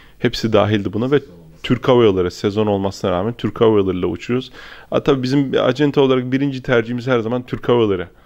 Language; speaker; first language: Turkish; early bilingual, heritage; Turkish